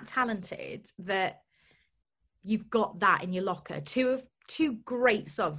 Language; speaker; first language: English; native; English